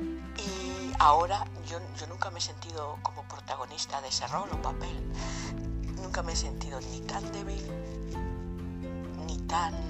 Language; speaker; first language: Spanish; native; Spanish